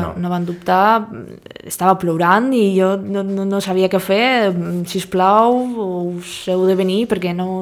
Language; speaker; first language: Catalan; non-native, fluent; Russian